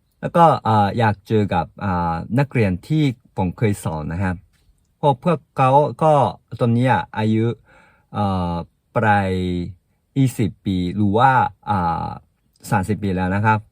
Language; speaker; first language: Thai; non-native, fluent; Japanese